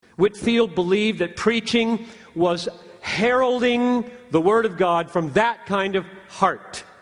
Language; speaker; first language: English; native; English